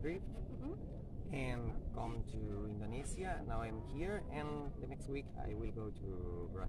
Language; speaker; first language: English; non-native, learner; Spanish